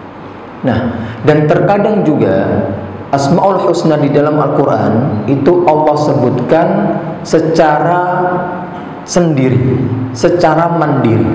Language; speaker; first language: Indonesian; native; Indonesian